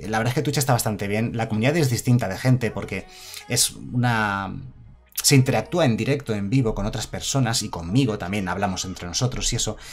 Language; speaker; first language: Spanish; native; Spanish